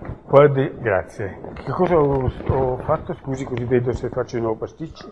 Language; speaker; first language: Italian; native; Italian